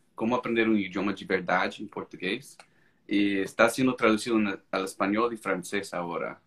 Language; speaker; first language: Spanish; non-native, fluent; English